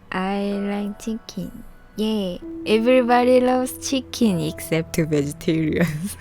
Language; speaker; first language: English; non-native, learner; Korean